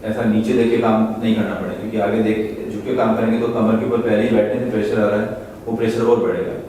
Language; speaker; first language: Hindi; non-native, local second language; Marathi